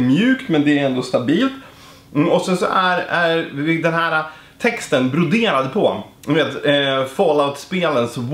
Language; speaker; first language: Swedish; native; Swedish